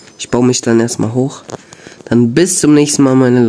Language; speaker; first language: German; early bilingual, other home language; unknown